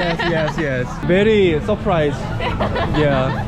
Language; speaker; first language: English; non-native, learner; Korean